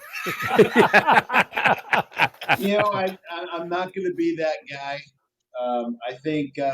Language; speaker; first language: English; native; English